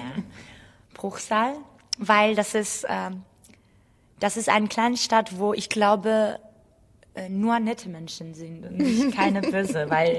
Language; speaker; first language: German; non-native, fluent; Georgian